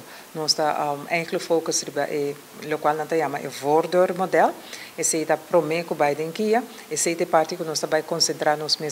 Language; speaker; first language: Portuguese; non-native, learner; Papiamento